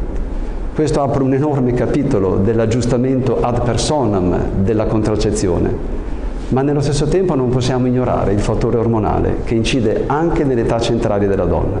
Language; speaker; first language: Italian; native; Italian